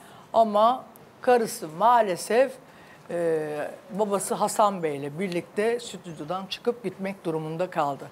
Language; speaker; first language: Turkish; native; Turkish